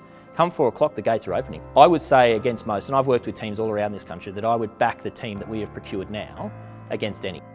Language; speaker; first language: English; native; English